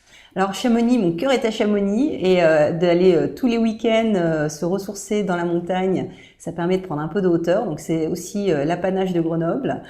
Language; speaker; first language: French; native; French